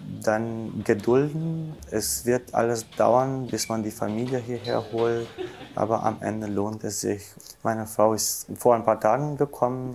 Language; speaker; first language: German; non-native, fluent; Albanian